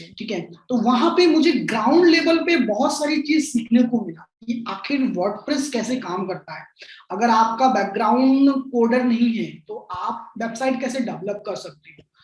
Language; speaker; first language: Hindi; non-native, local second language; Bangla